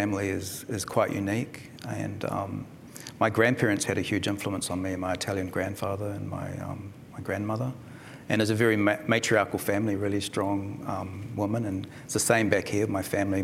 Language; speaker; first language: English; native; English